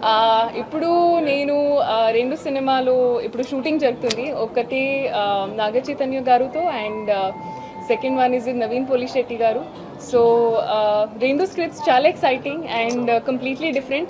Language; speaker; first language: Telugu; non-native, learner; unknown